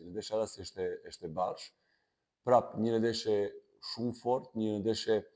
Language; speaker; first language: Albanian; non-native, learner; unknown